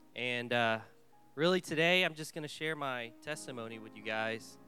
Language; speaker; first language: English; early bilingual, other home language; Vietnamese